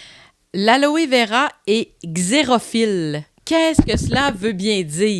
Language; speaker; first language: French; native; French